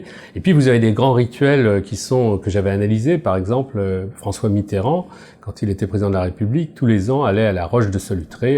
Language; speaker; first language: French; native; French